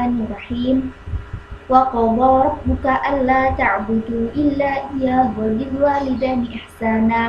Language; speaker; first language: Indonesian; native; Indonesian